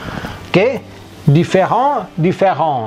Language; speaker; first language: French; non-native, fluent; Indonesian